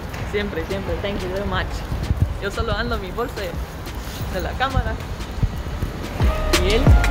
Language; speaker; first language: Spanish; non-native, fluent; English